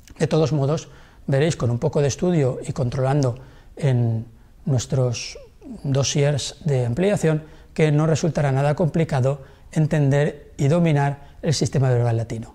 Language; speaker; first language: Spanish; non-native, local second language; Catalan